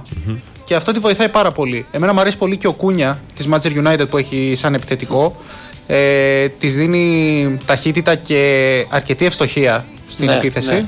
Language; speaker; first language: Greek; native; Greek